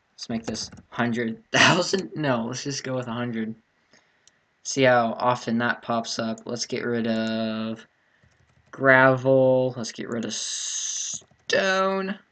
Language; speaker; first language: English; native; English